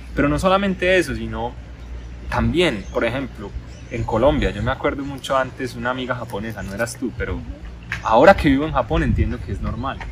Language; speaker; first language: Spanish; native; Spanish